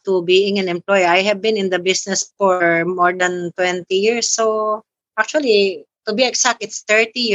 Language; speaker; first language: English; non-native, local second language; Filipino